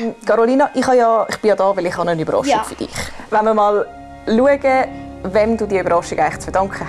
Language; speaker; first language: German; native; German